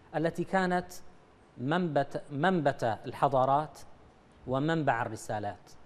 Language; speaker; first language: Arabic; native; Arabic